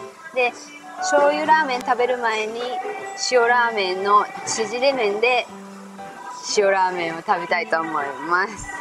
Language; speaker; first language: Japanese; native; Japanese